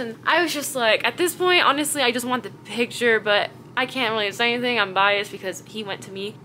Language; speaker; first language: English; early bilingual, other home language; Spanish